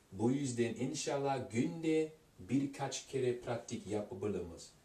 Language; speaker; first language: Turkish; non-native, learner; English